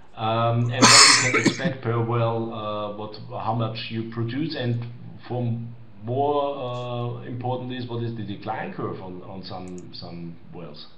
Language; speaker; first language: English; non-native, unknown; German